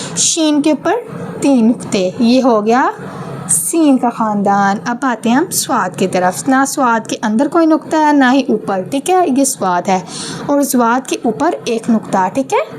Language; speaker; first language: Urdu; native; Urdu